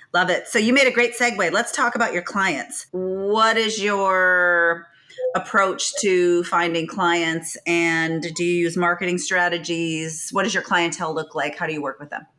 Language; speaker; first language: English; native; English